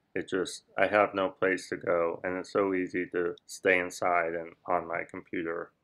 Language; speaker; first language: English; native; English